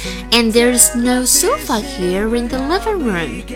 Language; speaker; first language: English; non-native, fluent; Chinese